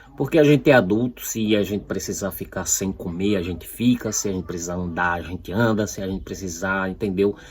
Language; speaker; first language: Portuguese; native; Portuguese